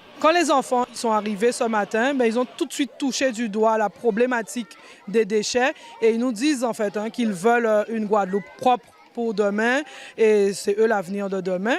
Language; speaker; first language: French; native; French